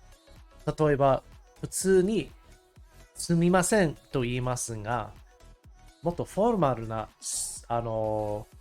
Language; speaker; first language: Japanese; non-native, learner; English